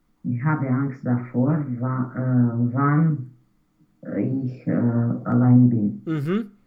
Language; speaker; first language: German; non-native, learner; Romanian